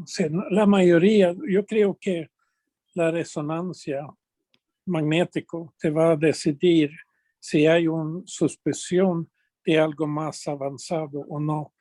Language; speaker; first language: Spanish; non-native, fluent; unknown